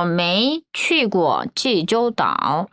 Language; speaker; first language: Chinese; non-native, fluent; Korean